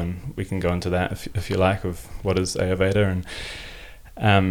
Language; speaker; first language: English; non-native, local second language; German